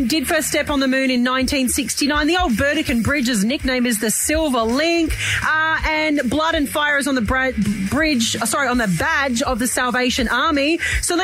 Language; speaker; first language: English; native; English